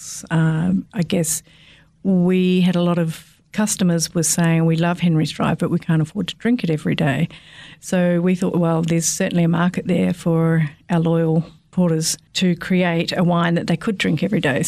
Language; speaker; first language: English; native; English